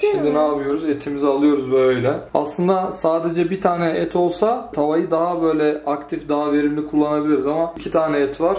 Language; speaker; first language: Turkish; native; Turkish